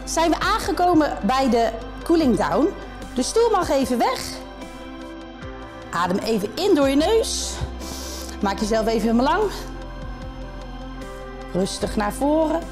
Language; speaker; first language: Dutch; native; Dutch